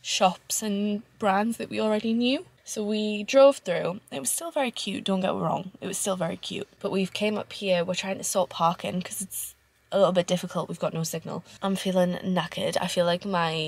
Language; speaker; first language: English; native; English